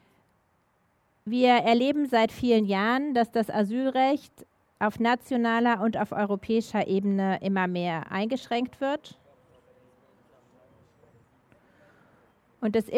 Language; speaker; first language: German; native; German